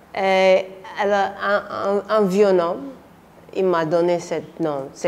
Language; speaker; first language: French; non-native, learner; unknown